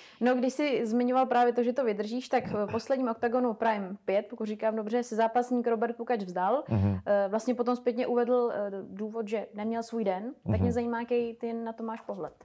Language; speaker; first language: Czech; native; Czech